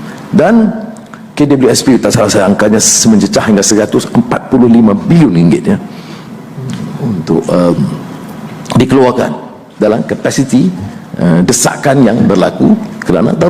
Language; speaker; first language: Malay; native; Malay